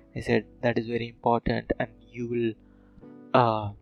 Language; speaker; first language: English; non-native, local second language; Telugu